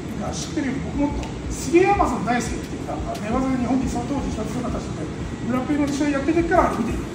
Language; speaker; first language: Japanese; native; Japanese